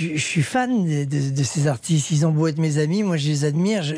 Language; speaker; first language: French; native; French